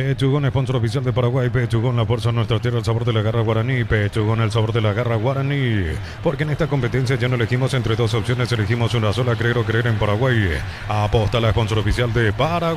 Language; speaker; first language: Spanish; native; Spanish